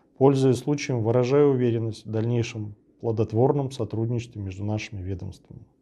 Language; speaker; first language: Russian; native; Russian